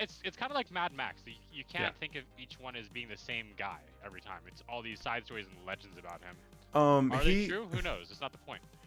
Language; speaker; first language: English; native; English